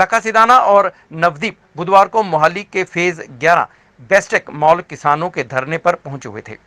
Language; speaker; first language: Hindi; native; Hindi